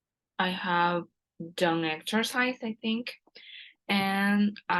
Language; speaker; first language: English; non-native, learner; Spanish